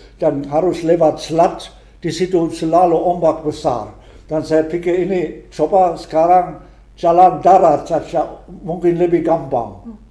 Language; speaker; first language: Indonesian; non-native, fluent; German